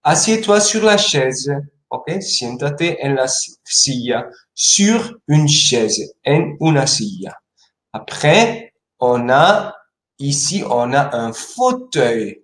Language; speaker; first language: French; non-native, fluent; Spanish